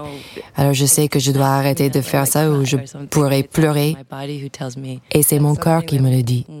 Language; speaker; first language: French; non-native, fluent; English